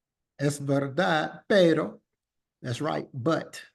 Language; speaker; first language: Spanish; non-native, learner; English